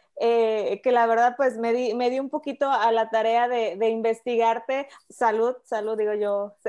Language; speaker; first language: Spanish; native; Spanish